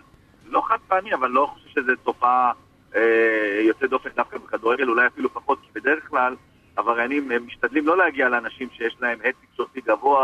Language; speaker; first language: Hebrew; native; Hebrew